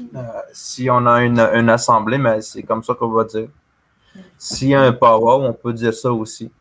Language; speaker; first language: French; non-native, local second language; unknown